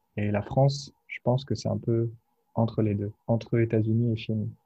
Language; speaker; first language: French; native; French